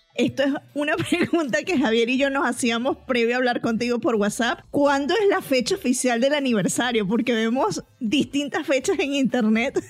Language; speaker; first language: Spanish; native; Spanish